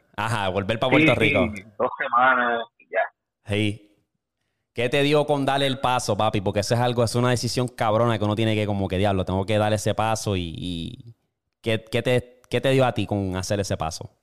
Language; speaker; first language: Spanish; native; Spanish